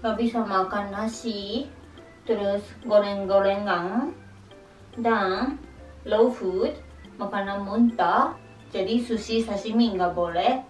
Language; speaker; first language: Indonesian; non-native, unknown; Japanese